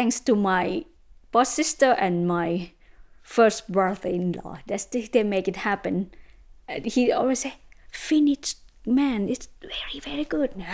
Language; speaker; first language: English; non-native, learner; Thai